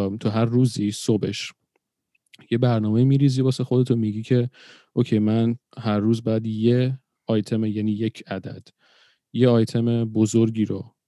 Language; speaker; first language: Persian; early bilingual, other home language; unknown